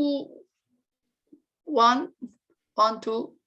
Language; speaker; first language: English; non-native, learner; Korean